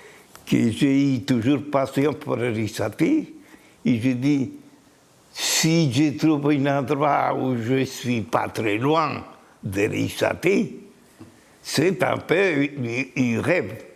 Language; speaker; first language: French; non-native, fluent; Spanish